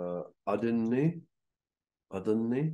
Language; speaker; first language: Turkish; non-native, learner; English